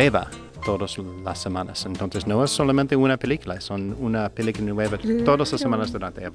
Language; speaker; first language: Spanish; non-native, learner; English